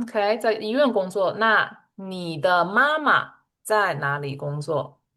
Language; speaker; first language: Chinese; non-native, fluent; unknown